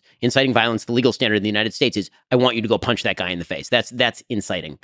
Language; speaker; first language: English; native; English